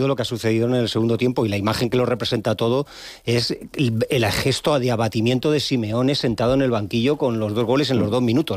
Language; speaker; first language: Spanish; native; Spanish